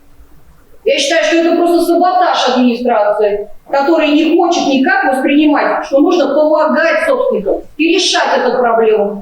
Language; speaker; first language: Russian; native; Russian